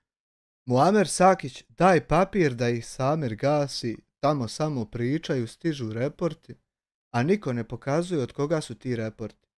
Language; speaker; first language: Bosnian; native; Bosnian